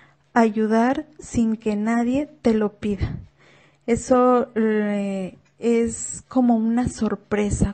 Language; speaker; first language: Spanish; native; Spanish